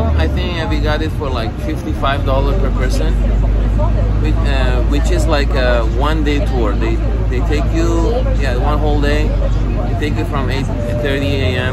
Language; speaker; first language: English; non-native, fluent; Persian